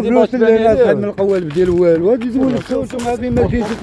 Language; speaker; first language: Arabic; native; Arabic